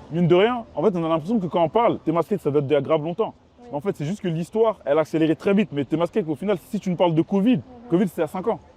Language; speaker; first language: French; native; French